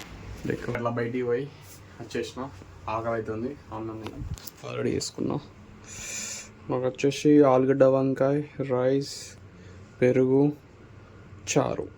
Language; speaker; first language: Telugu; native; Telugu